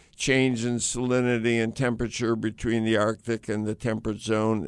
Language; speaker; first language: English; native; English